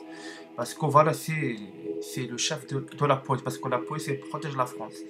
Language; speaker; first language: French; non-native, learner; Arabic